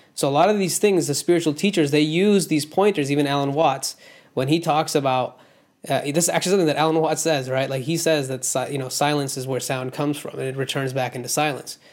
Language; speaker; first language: English; non-native, local second language; Hindi